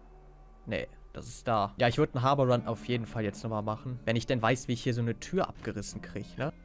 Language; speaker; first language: German; native; German